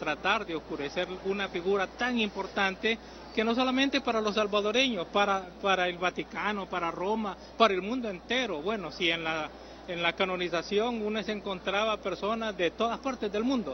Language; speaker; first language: Spanish; native; Spanish